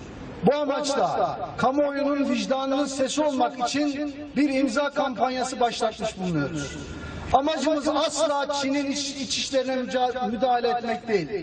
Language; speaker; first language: Turkish; native; Turkish